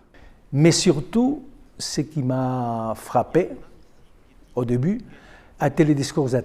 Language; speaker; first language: French; non-native, fluent; Spanish